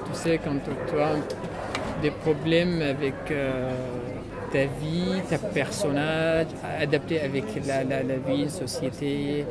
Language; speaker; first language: French; non-native, learner; Kurdish